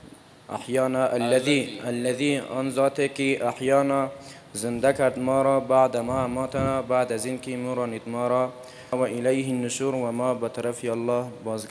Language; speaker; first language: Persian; native; Persian